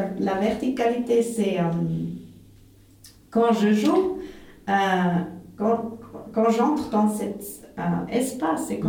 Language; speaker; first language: French; non-native, fluent; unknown